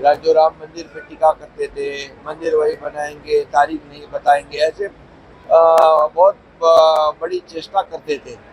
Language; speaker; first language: Hindi; non-native, local second language; Marathi